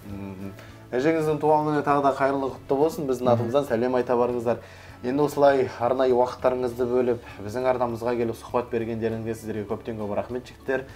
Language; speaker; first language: Kazakh; native; Kazakh